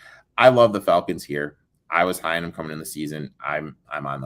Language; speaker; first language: English; native; English